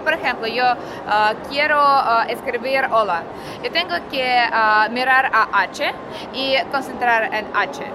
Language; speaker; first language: Spanish; non-native, learner; Russian